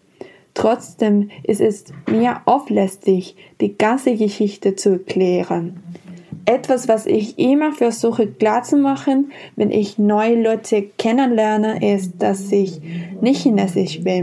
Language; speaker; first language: German; non-native, fluent; Spanish